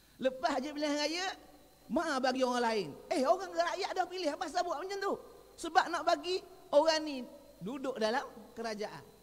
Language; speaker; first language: Malay; native; Malay